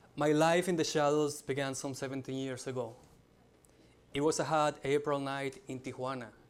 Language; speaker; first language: English; non-native, fluent; Spanish